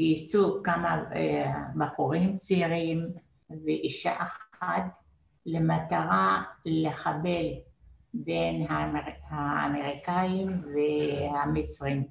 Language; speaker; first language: Hebrew; non-native, fluent; Arabic